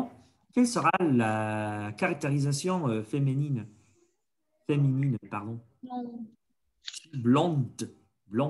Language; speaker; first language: French; non-native, fluent; Spanish